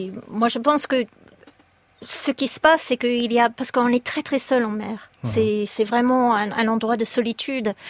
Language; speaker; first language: French; non-native, fluent; English